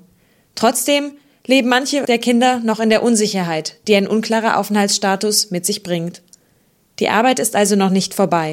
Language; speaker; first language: German; native; German